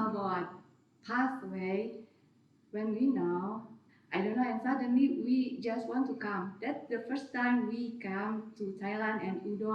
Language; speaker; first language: English; non-native, learner; Indonesian